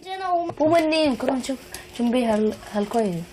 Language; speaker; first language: Korean; non-native, learner; Arabic